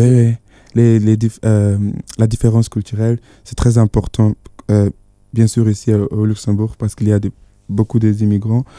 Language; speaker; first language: French; non-native, fluent; Yoruba